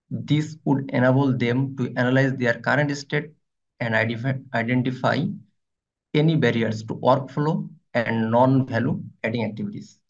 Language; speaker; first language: English; non-native, local second language; Bangla